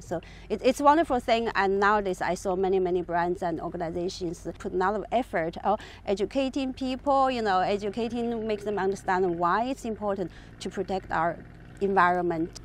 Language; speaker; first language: English; non-native, fluent; Chinese